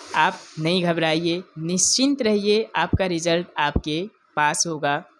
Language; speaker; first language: Hindi; non-native, local second language; Odia